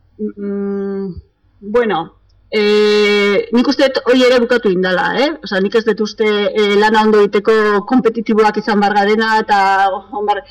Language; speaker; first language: Basque; non-native, local second language; Spanish